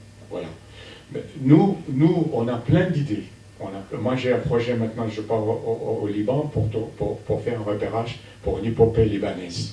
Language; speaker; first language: French; non-native, fluent; Arabic